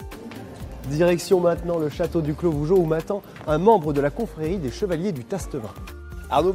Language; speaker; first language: French; native; French